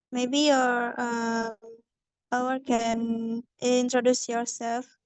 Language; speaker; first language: English; non-native, learner; Indonesian